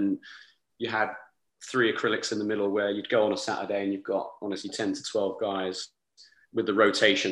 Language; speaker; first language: English; native; English